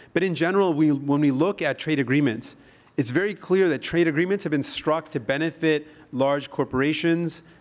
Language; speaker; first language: English; native; English